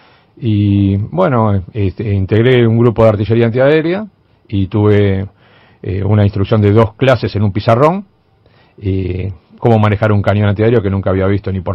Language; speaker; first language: Spanish; native; Spanish